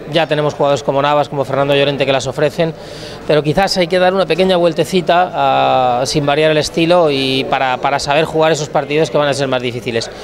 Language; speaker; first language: Spanish; native; Spanish